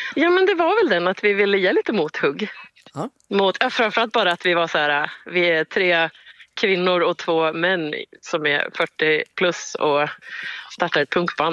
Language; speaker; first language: Swedish; native; Swedish